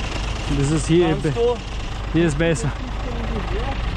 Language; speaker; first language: German; non-native, learner; Turkish